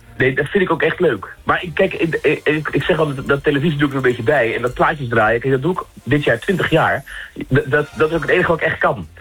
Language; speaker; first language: Dutch; native; Dutch